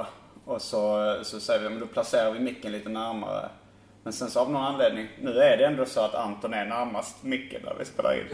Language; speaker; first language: Swedish; native; Swedish